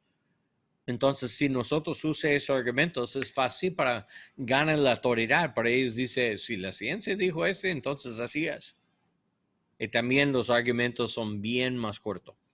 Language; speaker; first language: Spanish; non-native, learner; English